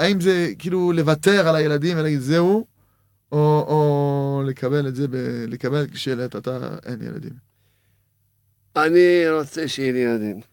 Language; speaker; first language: Hebrew; non-native, fluent; French